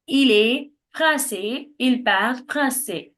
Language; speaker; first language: French; non-native, learner; Nepali